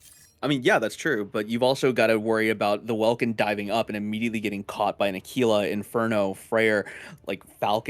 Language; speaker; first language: English; native; English